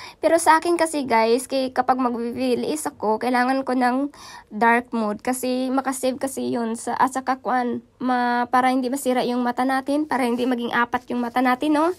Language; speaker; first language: Filipino; non-native, local second language; Cebuano